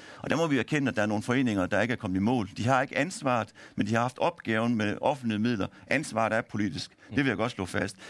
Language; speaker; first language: Danish; early bilingual, other home language; Turkish